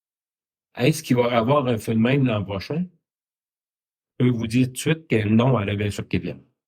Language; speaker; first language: French; native; French